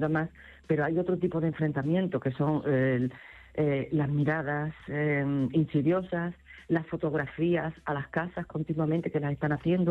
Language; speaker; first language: Spanish; native; Spanish